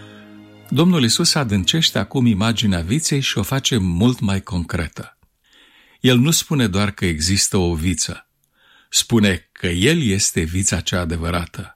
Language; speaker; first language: Romanian; native; Romanian